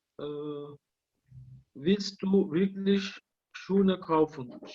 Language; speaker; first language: German; non-native, learner; Turkish